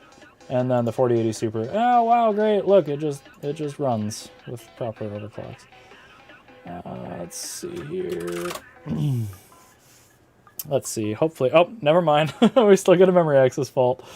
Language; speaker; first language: English; native; English